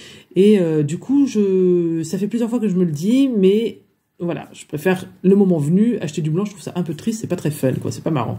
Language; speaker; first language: French; native; French